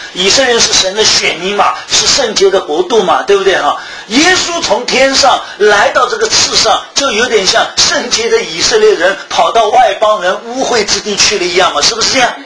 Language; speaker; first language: Chinese; early bilingual, heritage; Chinese